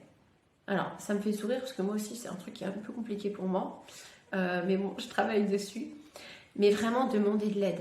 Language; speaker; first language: French; native; French